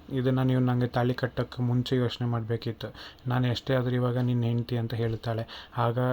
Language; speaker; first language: Kannada; native; Kannada